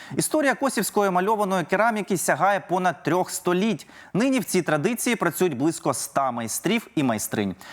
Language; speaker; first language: Ukrainian; native; Ukrainian